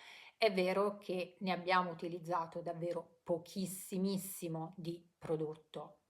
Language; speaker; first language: Italian; native; Italian